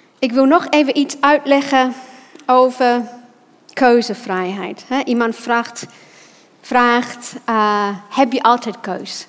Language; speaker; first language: Dutch; non-native, fluent; English